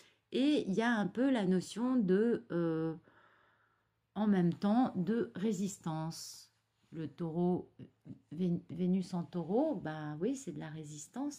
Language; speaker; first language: French; native; French